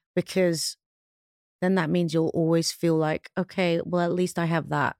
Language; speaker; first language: English; native; English